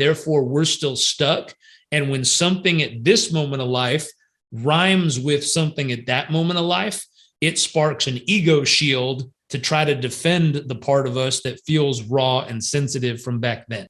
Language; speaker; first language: English; native; English